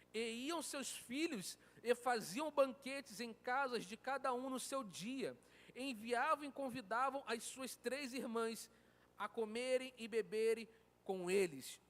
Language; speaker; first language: Portuguese; native; Portuguese